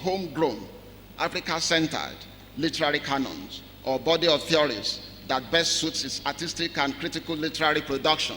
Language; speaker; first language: English; non-native, local second language; Yoruba